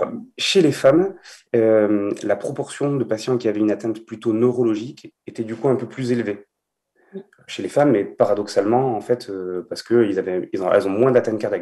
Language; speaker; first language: French; native; French